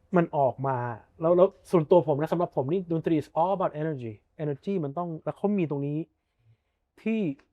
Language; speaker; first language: Thai; early bilingual, heritage; Thai